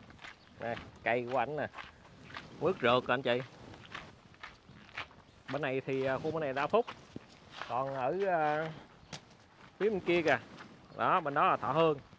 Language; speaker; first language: Vietnamese; native; Vietnamese